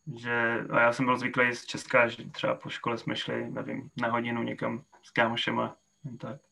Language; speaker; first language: Czech; native; Czech